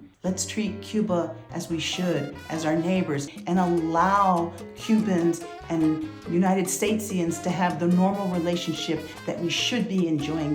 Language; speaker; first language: English; early bilingual, other home language; Spanish